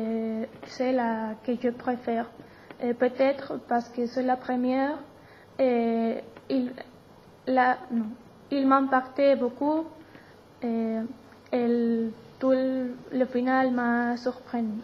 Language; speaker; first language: French; non-native, learner; Spanish